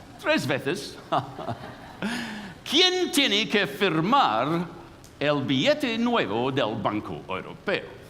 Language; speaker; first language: Spanish; non-native, fluent; English